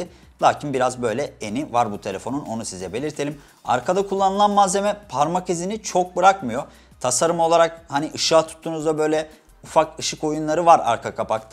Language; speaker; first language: Turkish; native; Turkish